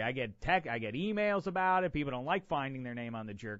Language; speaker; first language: English; native; English